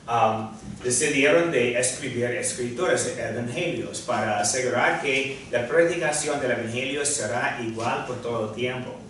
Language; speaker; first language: Spanish; non-native, fluent; English